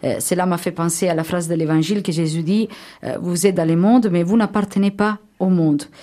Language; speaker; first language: French; non-native, fluent; Italian